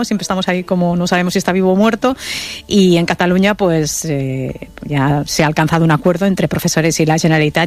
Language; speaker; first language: Spanish; native; Spanish